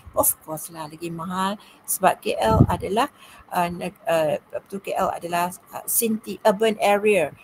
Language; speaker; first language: Malay; native; Malay